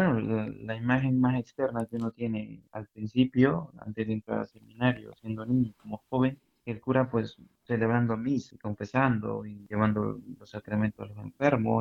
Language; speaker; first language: Spanish; native; Spanish